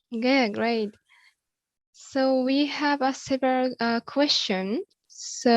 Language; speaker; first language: English; non-native, fluent; Japanese